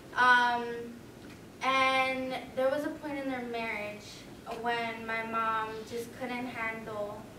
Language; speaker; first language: English; native; English